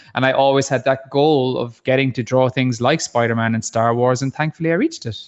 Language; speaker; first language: English; native; English